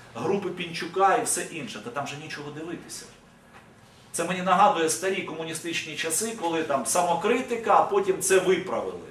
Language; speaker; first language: Ukrainian; native; Ukrainian